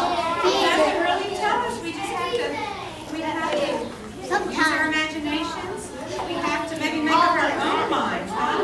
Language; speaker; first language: English; native; English